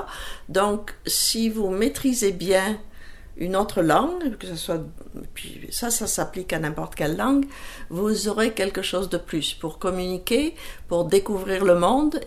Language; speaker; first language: French; native; French